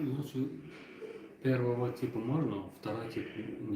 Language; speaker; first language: Russian; native; Russian